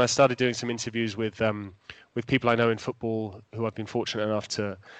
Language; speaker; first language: English; native; English